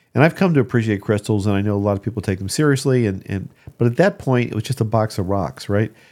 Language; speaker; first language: English; native; English